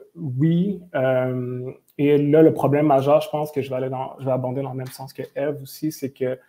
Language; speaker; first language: French; native; French